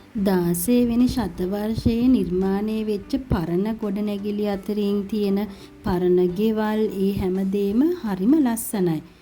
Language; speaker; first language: Sinhala; native; Sinhala